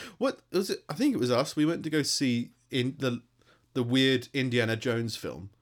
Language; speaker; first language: English; native; English